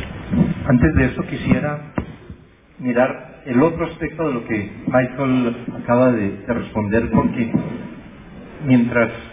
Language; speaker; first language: Spanish; native; Spanish